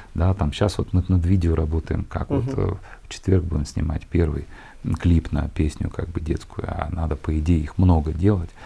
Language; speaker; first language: Russian; native; Russian